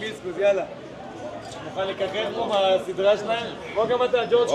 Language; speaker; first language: Hebrew; native; Hebrew